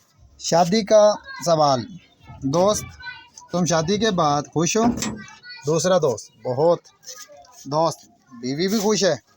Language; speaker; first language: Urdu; non-native, local second language; Punjabi